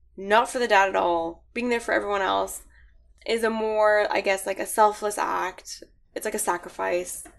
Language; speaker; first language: English; early bilingual, other home language; Arabic